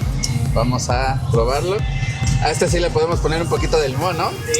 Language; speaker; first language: Spanish; native; Spanish